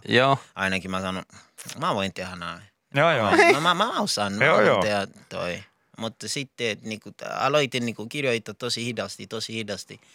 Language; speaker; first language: Finnish; non-native, learner; Rundi